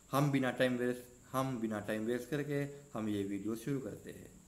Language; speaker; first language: Hindi; non-native, learner; Sinhala